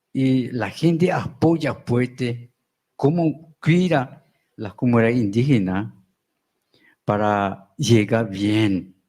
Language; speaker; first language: Spanish; non-native, local second language; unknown